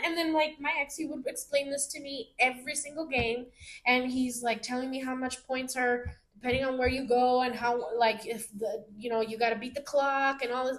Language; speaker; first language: English; early bilingual, other home language; Spanish